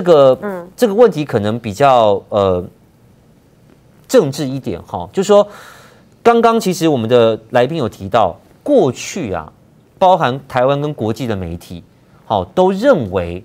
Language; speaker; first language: Chinese; native; Chinese